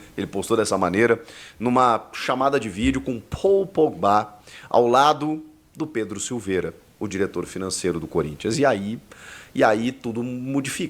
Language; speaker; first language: Portuguese; native; Portuguese